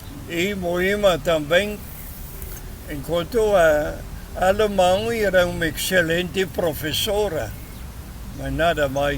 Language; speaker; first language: Portuguese; non-native, learner; Spanish